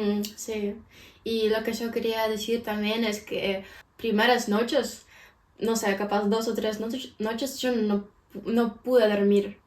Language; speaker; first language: Spanish; non-native, fluent; Ukrainian